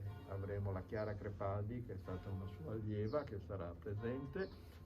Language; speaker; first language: Italian; native; Italian